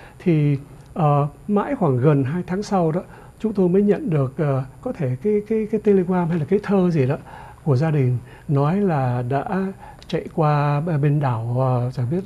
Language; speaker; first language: Vietnamese; native; Vietnamese